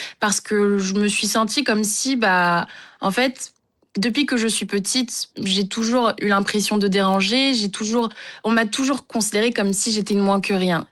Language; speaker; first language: French; early bilingual, other home language; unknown